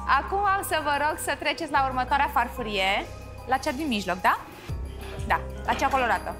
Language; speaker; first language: Romanian; native; Romanian